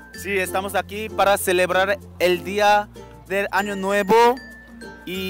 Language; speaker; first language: Spanish; non-native, learner; Korean